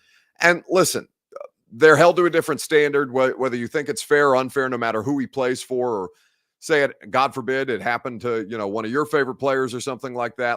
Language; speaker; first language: English; native; English